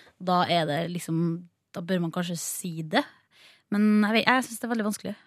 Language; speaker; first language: Norwegian; native; Norwegian